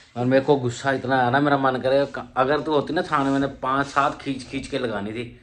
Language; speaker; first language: Hindi; non-native, local second language; Punjabi